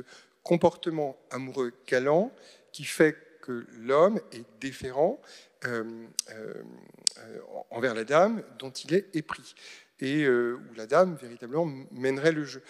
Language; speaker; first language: French; native; French